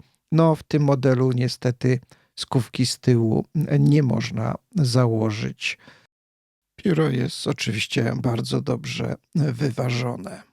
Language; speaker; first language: Polish; native; Polish